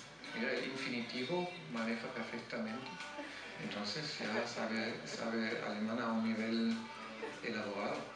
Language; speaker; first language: Spanish; non-native, fluent; German